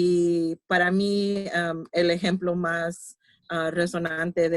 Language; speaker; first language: Spanish; early bilingual, heritage; Spanish